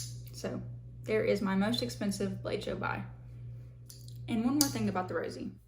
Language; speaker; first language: English; native; English